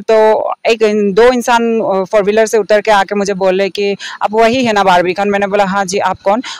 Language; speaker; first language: Hindi; non-native, local second language; Assamese